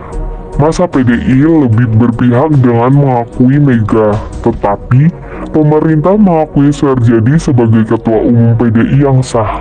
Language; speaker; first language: Indonesian; native; Indonesian